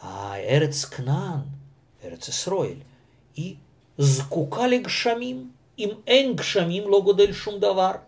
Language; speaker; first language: Hebrew; non-native, fluent; Russian